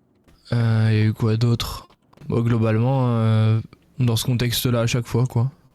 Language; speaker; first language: French; native; French